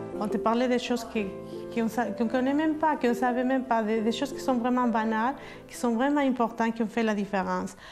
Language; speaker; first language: French; non-native, fluent; Spanish